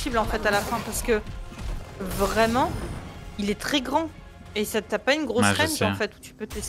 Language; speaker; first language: French; native; French